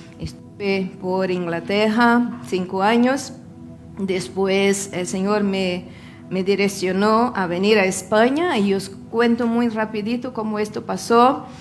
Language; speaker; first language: Spanish; non-native, fluent; Portuguese